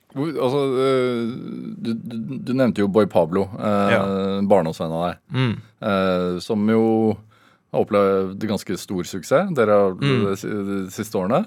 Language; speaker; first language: Norwegian; native; Norwegian